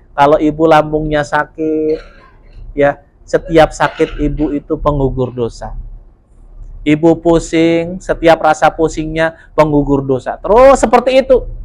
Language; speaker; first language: Indonesian; non-native, local second language; Javanese